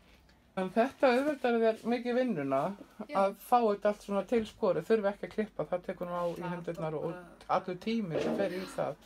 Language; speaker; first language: Icelandic; native; Icelandic